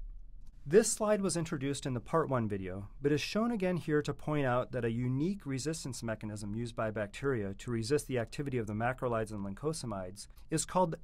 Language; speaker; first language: English; native; English